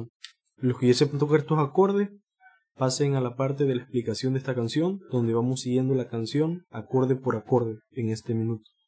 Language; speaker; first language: Spanish; native; Spanish